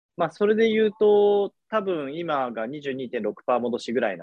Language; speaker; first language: Japanese; native; Japanese